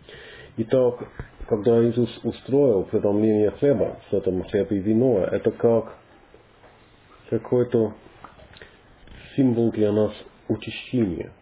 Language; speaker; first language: Russian; non-native, learner; English